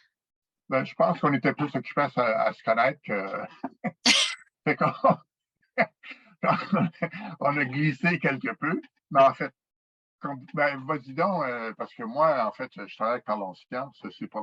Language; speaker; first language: French; native; French